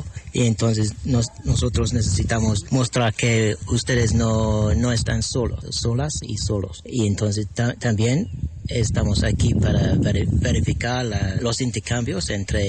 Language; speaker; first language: Spanish; non-native, fluent; English